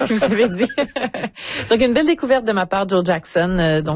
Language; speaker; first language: French; native; French